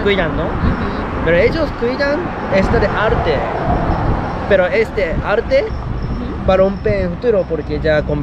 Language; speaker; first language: Spanish; non-native, learner; Japanese